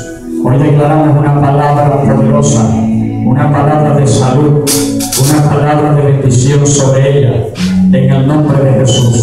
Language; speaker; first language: Spanish; native; Spanish